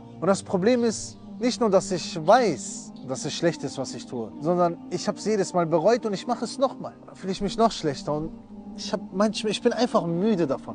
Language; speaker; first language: German; early bilingual, other home language; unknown